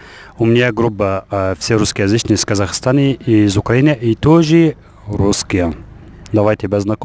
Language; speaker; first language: Russian; non-native, learner; Arabic